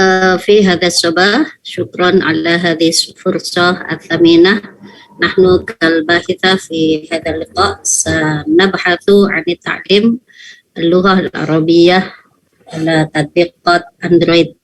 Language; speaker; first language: Arabic; non-native, fluent; Indonesian